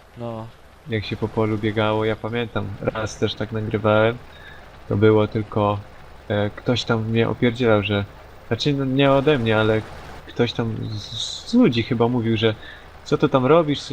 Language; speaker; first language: Polish; native; Polish